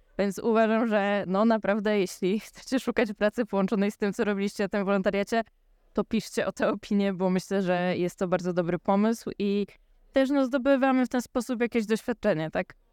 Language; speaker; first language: Polish; native; Polish